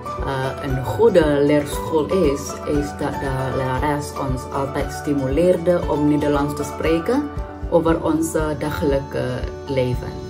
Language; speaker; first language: Dutch; non-native, fluent; Indonesian